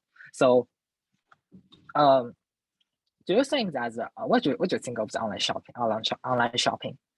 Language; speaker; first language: English; non-native, learner; Chinese